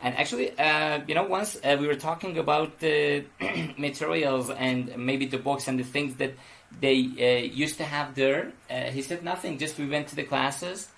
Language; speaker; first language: English; non-native, fluent; Persian